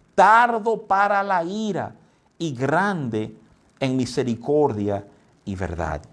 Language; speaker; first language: Spanish; native; Spanish